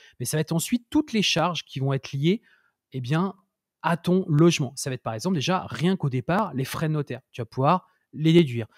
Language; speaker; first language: French; native; French